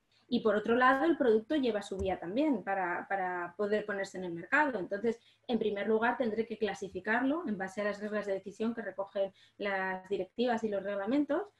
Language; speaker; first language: Spanish; native; Spanish